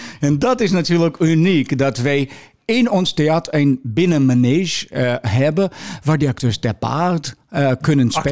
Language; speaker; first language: Dutch; non-native, fluent; Portuguese